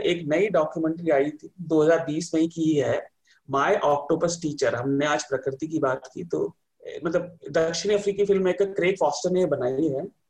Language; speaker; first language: Hindi; native; Hindi